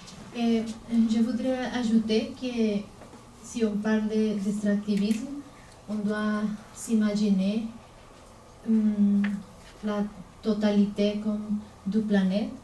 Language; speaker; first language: French; non-native, fluent; Spanish